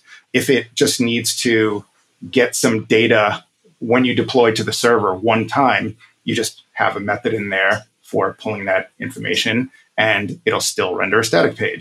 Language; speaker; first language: English; native; English